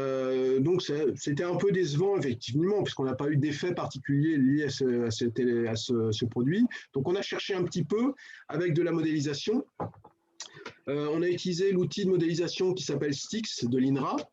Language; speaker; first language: French; native; French